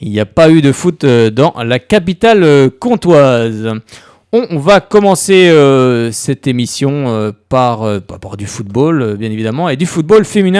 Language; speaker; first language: French; native; French